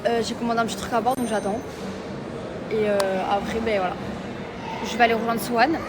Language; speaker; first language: French; native; French